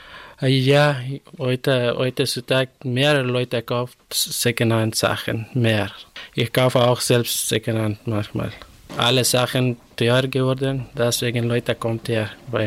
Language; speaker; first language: German; non-native, learner; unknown